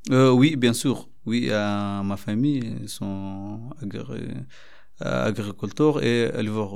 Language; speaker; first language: French; non-native, learner; Arabic